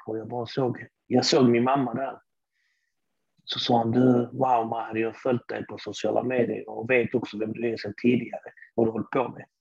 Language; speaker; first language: Swedish; early bilingual, other home language; Arabic